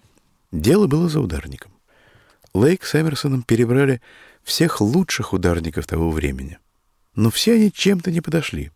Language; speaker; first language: Russian; native; Russian